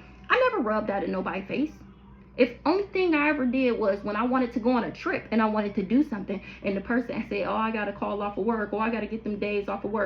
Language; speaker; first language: English; native; English